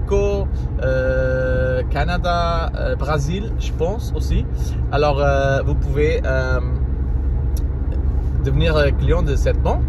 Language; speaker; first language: French; non-native, learner; Portuguese